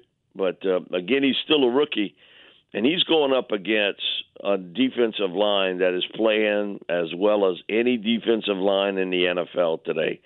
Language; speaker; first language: English; native; English